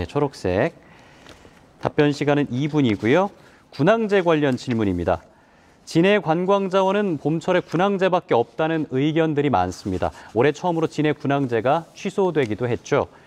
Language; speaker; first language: Korean; native; Korean